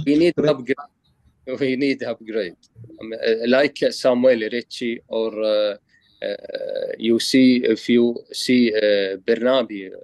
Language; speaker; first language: English; non-native, learner; Arabic